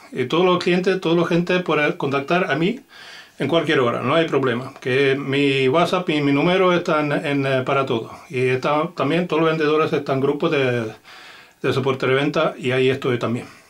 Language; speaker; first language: Spanish; non-native, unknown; Finnish